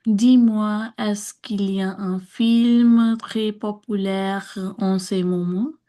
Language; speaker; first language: French; non-native, learner; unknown